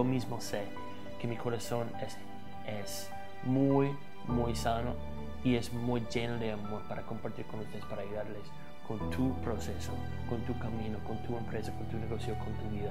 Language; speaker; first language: Spanish; non-native, fluent; English